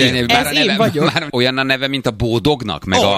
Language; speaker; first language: Hungarian; native; Hungarian